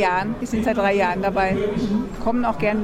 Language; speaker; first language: German; native; German